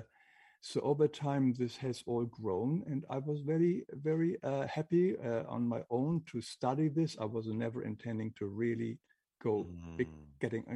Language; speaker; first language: English; non-native, fluent; German